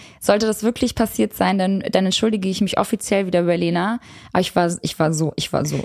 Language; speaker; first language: German; early bilingual, other home language; Albanian